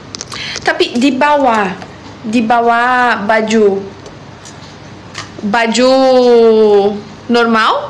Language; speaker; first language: Indonesian; non-native, learner; Portuguese